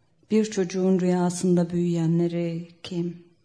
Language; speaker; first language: Turkish; non-native, local second language; Kurdish